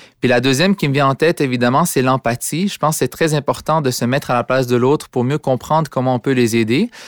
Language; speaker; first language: French; early bilingual, other home language; Arabic